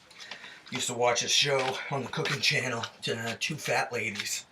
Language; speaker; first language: English; native; English